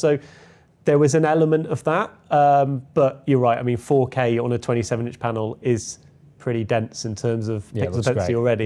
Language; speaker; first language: English; native; English